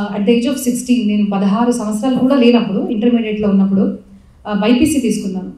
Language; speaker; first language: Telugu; non-native, local second language; Marathi